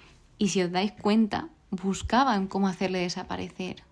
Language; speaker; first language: Spanish; native; Spanish